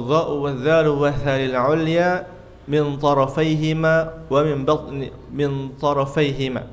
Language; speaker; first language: Arabic; non-native, fluent; Indonesian